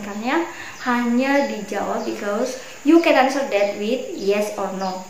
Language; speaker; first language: English; non-native, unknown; Indonesian